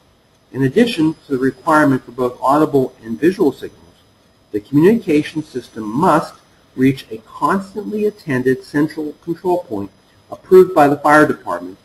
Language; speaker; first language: English; native; English